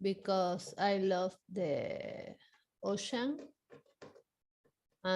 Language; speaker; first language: English; non-native, learner; Spanish